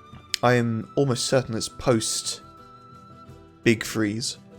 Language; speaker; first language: English; native; English